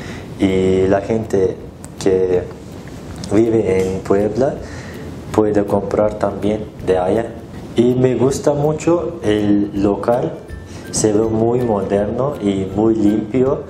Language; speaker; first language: Spanish; non-native, learner; Turkish